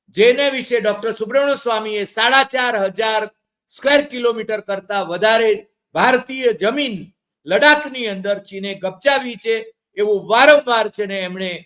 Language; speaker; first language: Gujarati; native; Gujarati